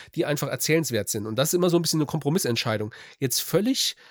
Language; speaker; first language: German; native; German